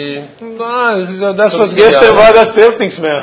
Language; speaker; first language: German; non-native, fluent; Croatian